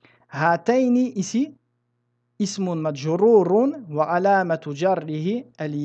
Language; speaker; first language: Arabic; non-native, fluent; French